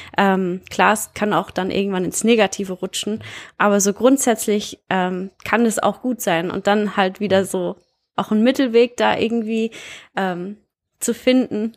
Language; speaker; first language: German; early bilingual, heritage; German